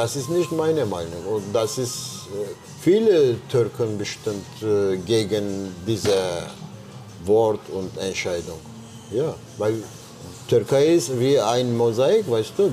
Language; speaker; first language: German; non-native, learner; Turkish